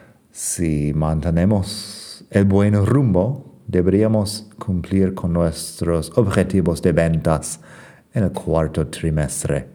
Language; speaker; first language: Spanish; non-native, fluent; English